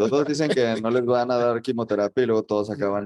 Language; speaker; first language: Spanish; native; Spanish